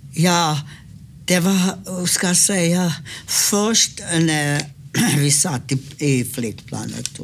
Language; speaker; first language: Swedish; non-native, fluent; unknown